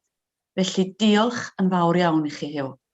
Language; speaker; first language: Welsh; native; Welsh